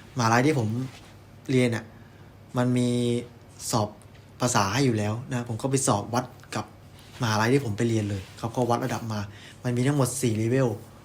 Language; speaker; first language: Thai; native; Thai